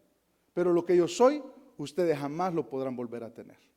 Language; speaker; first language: Spanish; native; Spanish